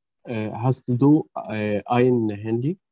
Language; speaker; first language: German; non-native, learner; Arabic